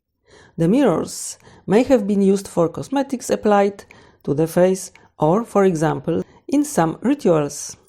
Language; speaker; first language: English; non-native, fluent; Polish